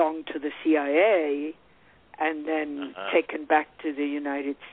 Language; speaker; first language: English; non-native, fluent; French